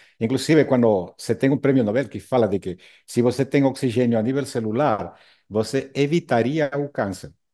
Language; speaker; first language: Portuguese; non-native, fluent; Spanish